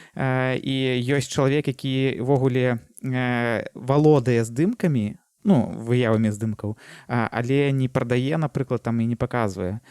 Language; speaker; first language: Belarusian; non-native, local second language; Russian